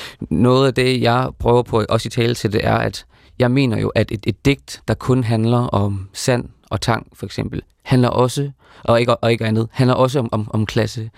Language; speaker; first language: Danish; native; Danish